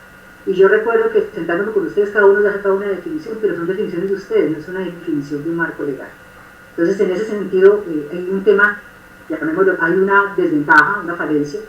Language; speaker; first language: Spanish; native; Spanish